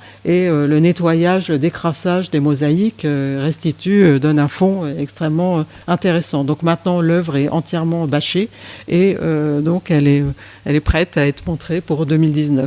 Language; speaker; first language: French; native; French